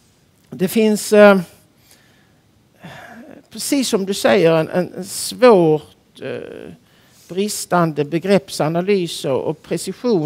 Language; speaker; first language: Swedish; native; Swedish